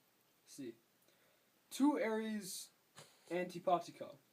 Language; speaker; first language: Spanish; non-native, learner; English